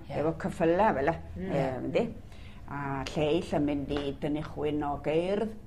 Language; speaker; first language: Welsh; early bilingual, heritage; Welsh